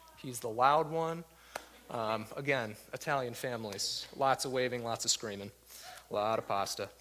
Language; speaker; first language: English; native; English